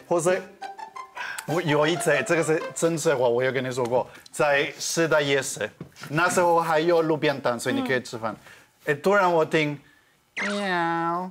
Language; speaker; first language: Chinese; non-native, fluent; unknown